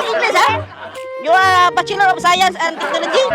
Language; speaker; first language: English; non-native, learner; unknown